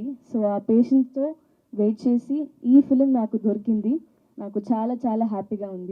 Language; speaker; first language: Telugu; non-native, local second language; Tamil